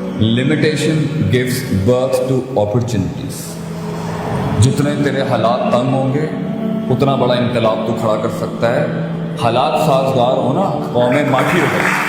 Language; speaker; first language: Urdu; non-native, local second language; Punjabi